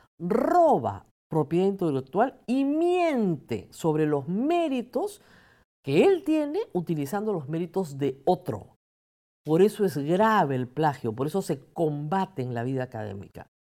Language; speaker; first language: Spanish; native; Spanish